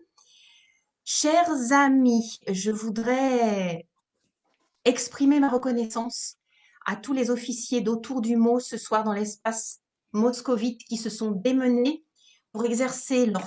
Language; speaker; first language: French; native; French